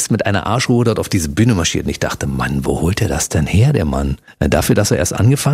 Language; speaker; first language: German; native; German